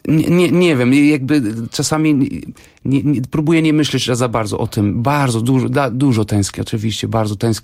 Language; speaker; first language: Polish; non-native, fluent; Portuguese